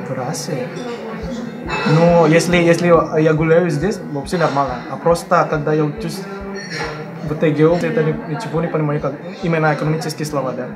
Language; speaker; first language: Russian; non-native, fluent; Indonesian